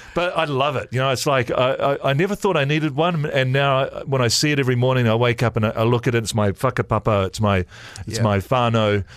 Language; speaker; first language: English; native; English